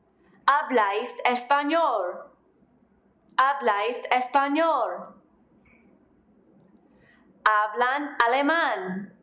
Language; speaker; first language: Spanish; non-native, fluent; English